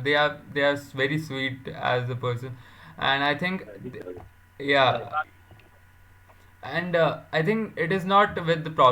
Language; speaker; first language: English; non-native, local second language; Hindi